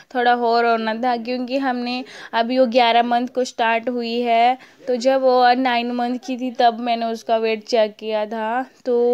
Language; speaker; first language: Hindi; native; Hindi